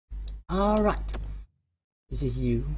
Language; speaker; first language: English; non-native, learner; Swedish